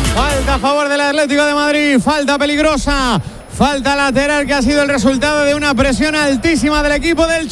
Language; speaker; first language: Spanish; native; Spanish